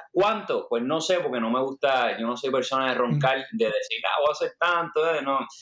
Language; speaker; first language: Spanish; native; Spanish